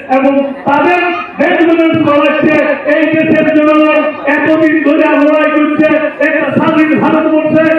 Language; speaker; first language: Bangla; native; Bangla